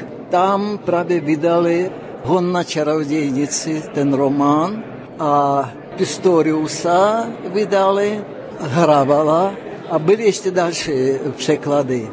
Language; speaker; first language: Czech; non-native, fluent; Russian